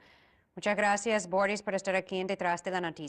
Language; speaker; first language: Spanish; native; Spanish